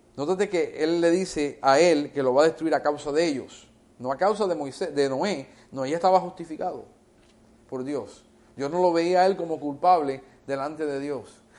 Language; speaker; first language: Spanish; early bilingual, heritage; Spanish